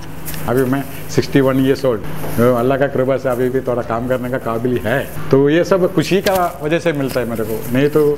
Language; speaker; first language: Hindi; non-native, local second language; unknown